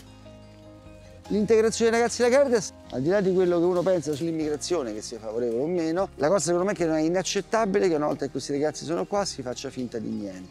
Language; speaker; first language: Italian; native; Italian